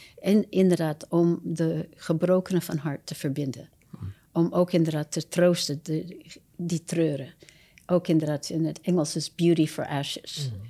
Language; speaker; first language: Dutch; non-native, fluent; English